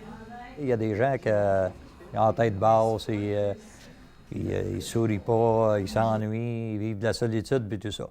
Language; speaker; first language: French; native; French